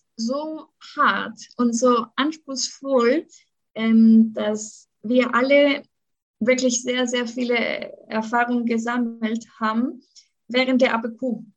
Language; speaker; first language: German; non-native, fluent; Spanish